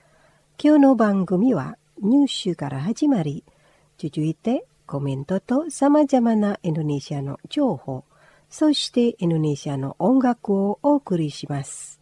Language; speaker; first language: Japanese; non-native, fluent; Indonesian